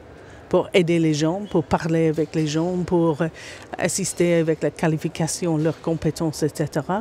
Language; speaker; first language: French; non-native, fluent; English